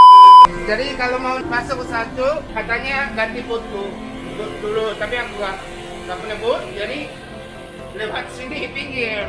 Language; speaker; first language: Indonesian; early bilingual, other home language; Japanese